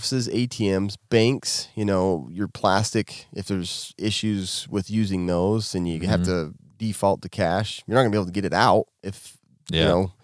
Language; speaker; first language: English; native; English